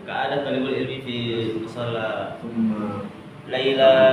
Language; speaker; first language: Arabic; non-native, learner; Indonesian